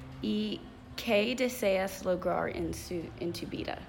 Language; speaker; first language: Spanish; non-native, learner; English